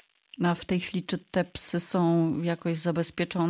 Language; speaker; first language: Polish; native; Polish